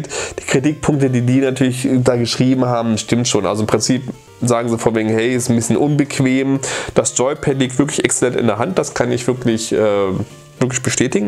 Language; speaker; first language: German; native; German